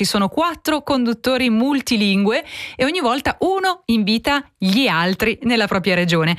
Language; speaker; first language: Italian; native; Italian